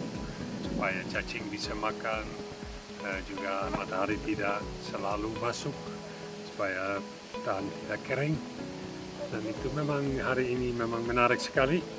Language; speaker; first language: Indonesian; non-native, fluent; Dutch